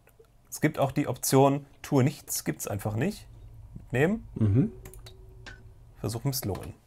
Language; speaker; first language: German; native; German